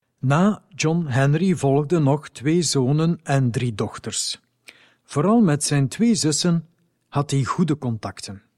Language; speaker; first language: Dutch; native; Dutch